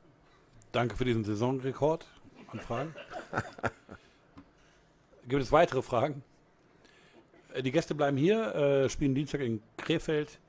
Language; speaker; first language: German; native; German